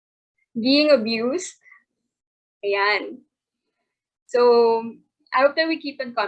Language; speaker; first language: English; non-native, local second language; Filipino